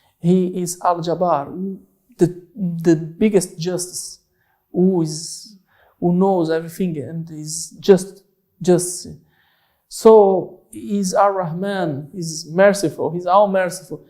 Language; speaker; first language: English; non-native, learner; Portuguese